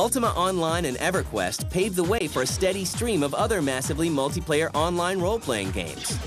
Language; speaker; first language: English; native; English